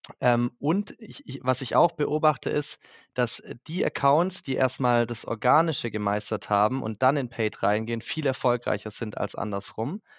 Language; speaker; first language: German; native; German